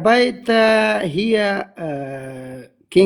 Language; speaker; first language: German; non-native, learner; Pashto